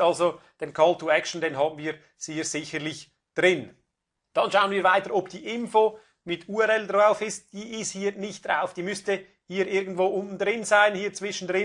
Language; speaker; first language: German; native; German